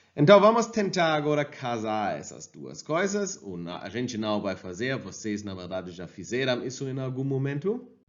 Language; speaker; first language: Portuguese; non-native, fluent; German